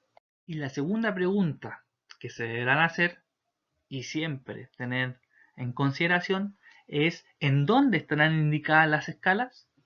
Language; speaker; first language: Spanish; native; Spanish